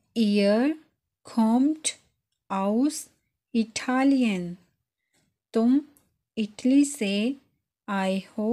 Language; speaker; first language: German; non-native, fluent; Urdu